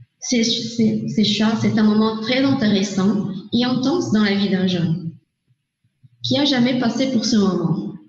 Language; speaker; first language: French; non-native, learner; Portuguese